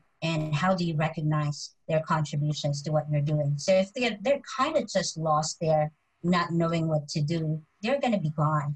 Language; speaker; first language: English; non-native, local second language; Filipino